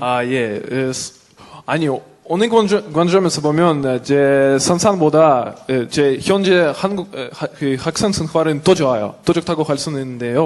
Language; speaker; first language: Korean; non-native, fluent; Russian